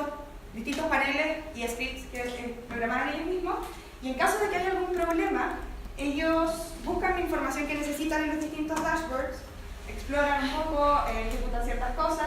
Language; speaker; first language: Spanish; native; Spanish